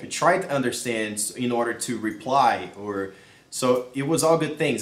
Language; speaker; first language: English; non-native, fluent; Portuguese